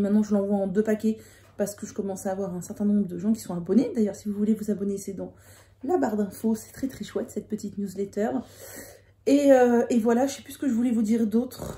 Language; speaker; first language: French; native; French